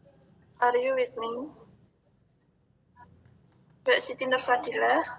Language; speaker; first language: English; non-native, fluent; Indonesian